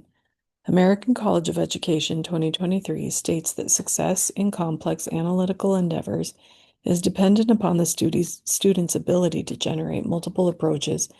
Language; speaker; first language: English; native; English